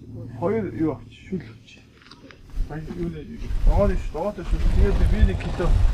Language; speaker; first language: German; non-native, learner; Mongolian